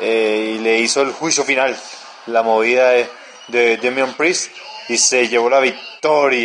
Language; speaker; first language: Spanish; native; Spanish